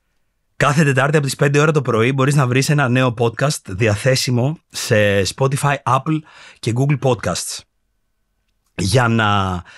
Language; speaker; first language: Greek; native; Greek